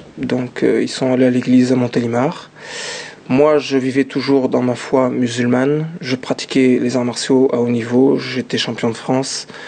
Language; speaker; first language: French; early bilingual, other home language; Arabic